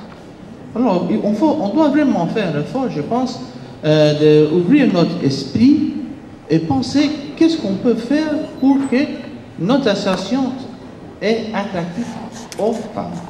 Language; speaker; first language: French; non-native, fluent; Spanish